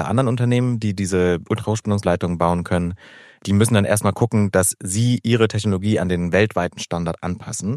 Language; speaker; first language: German; native; German